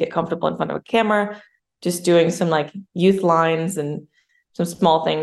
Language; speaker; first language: English; non-native, fluent; Danish